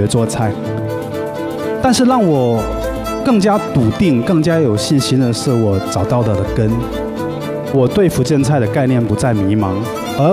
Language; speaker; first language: Chinese; native; Chinese